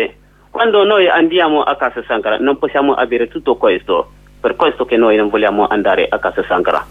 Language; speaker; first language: Italian; non-native, learner; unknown